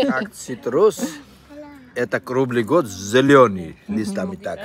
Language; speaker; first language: Russian; non-native, learner; Georgian